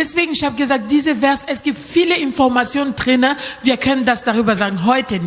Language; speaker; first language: German; non-native, learner; French